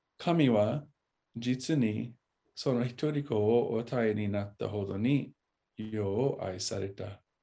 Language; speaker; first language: Japanese; non-native, fluent; English